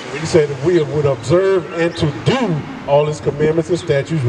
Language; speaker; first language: English; native; English